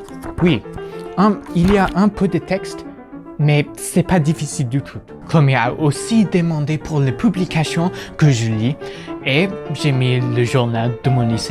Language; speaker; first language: French; non-native, fluent; English